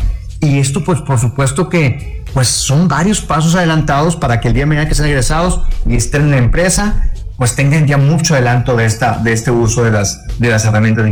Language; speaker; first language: Spanish; native; Spanish